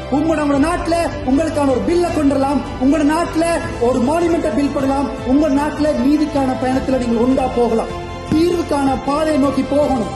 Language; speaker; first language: Tamil; early bilingual, heritage; Tamil